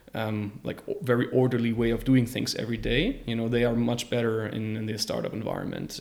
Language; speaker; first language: English; non-native, fluent; German